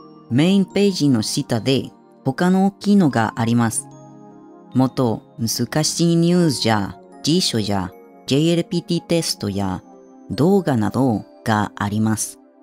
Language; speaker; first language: Japanese; non-native, learner; Spanish